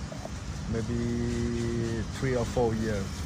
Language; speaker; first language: English; non-native, learner; Thai